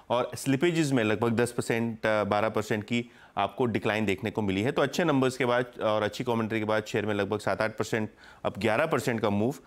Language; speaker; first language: Hindi; native; Hindi